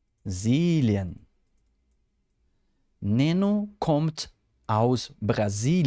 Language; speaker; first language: German; non-native, fluent; Portuguese